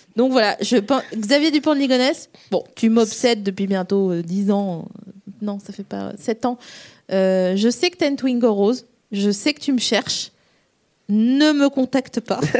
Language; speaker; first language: French; native; French